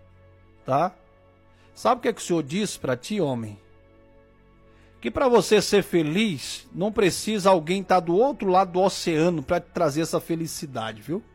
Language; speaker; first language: Portuguese; native; Portuguese